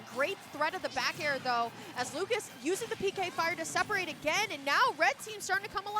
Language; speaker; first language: English; native; English